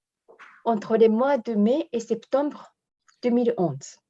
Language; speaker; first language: French; non-native, fluent; Japanese